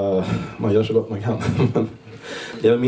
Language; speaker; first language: Swedish; native; Swedish